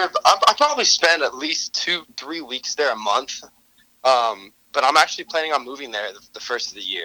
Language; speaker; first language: English; native; English